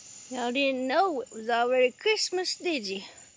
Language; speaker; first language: English; native; English